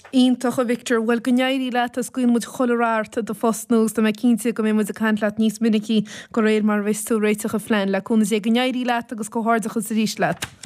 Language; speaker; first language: Irish; native; Irish